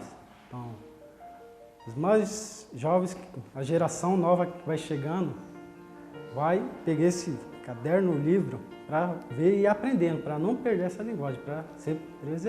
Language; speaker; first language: Portuguese; non-native, local second language; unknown